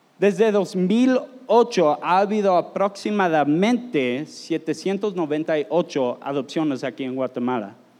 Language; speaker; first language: Spanish; non-native, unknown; English